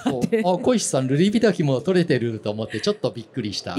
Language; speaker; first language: Japanese; native; Japanese